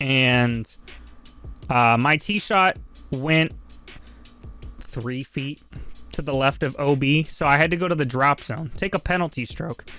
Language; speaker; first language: English; native; English